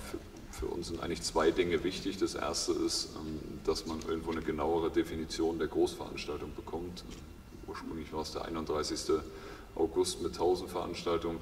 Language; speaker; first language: German; native; German